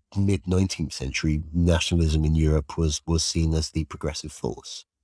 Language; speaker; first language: English; native; English